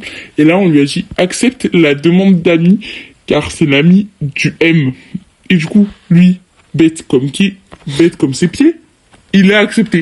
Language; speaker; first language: French; native; French